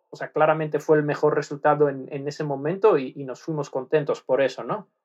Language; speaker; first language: Spanish; non-native, fluent; Dutch